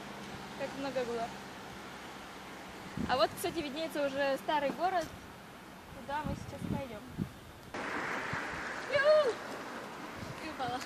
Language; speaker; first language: Russian; native; Russian